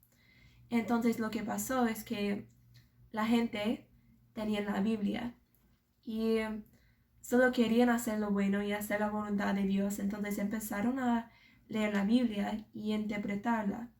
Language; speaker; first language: Spanish; non-native, fluent; English